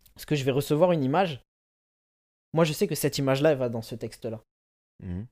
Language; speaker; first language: French; native; French